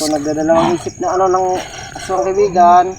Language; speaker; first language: Filipino; non-native, local second language; Cebuano